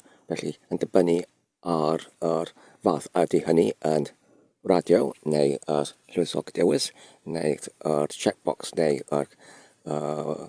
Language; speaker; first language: Welsh; non-native, learner; Polish